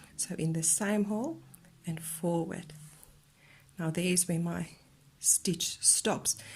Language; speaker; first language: English; non-native, local second language; Afrikaans